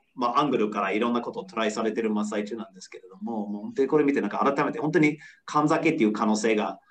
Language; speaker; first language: Japanese; non-native, fluent; English